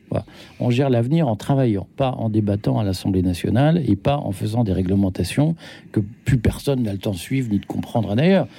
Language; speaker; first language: French; native; French